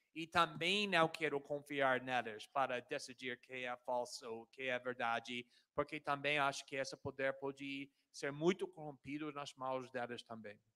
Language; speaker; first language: Portuguese; non-native, fluent; English